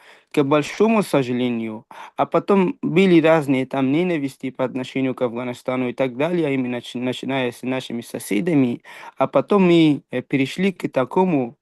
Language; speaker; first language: Russian; non-native, fluent; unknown